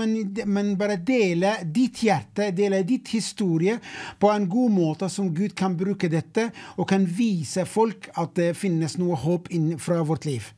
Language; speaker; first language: Norwegian; non-native, fluent; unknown